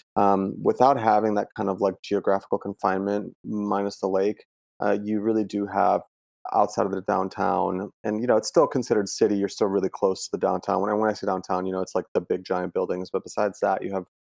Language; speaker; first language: English; early bilingual, other home language; Italian